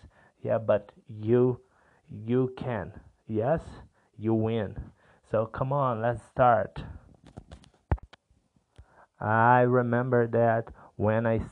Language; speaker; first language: English; non-native, learner; Portuguese